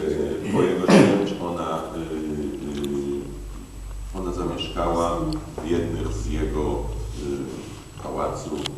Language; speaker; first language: Polish; non-native, fluent; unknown